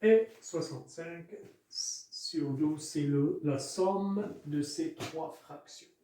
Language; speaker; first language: French; non-native, local second language; Arabic